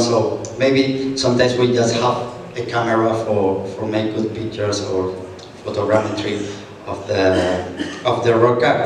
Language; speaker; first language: English; non-native, fluent; Spanish